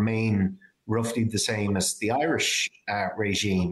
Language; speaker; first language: English; native; English